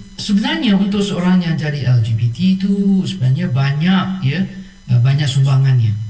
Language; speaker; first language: Malay; non-native, local second language; Chinese